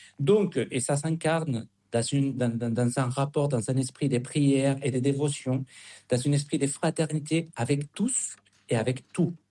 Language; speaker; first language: French; non-native, fluent; Spanish